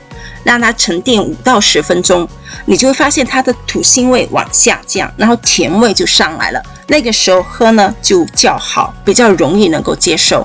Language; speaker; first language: Chinese; native; Chinese